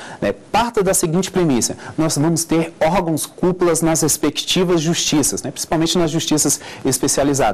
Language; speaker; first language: Portuguese; native; Portuguese